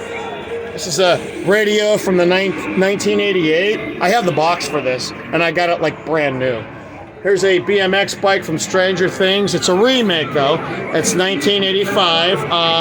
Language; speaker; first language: English; native; English